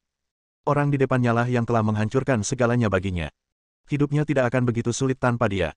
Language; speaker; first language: Indonesian; native; Indonesian